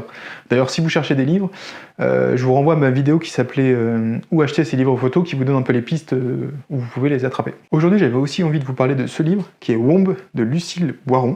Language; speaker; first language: French; native; French